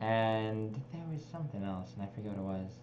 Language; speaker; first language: English; native; English